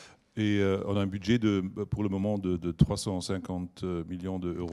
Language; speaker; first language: French; non-native, learner; German